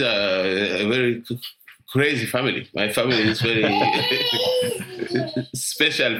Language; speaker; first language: English; non-native, learner; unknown